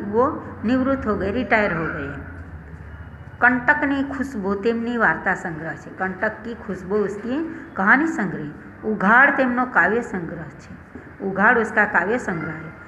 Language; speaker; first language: Hindi; non-native, local second language; Gujarati